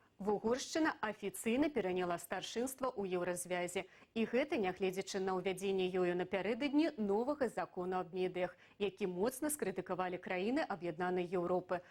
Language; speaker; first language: Belarusian; native; Belarusian